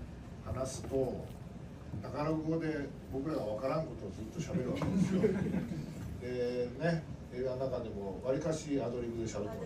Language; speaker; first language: Japanese; native; Japanese